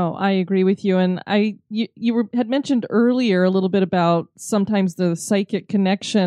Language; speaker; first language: English; native; English